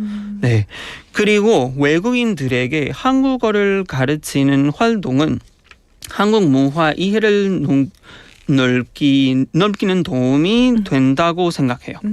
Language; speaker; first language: Korean; non-native, fluent; Spanish